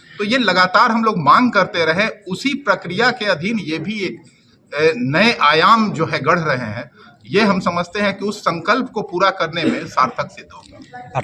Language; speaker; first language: Hindi; non-native, local second language; Bhojpuri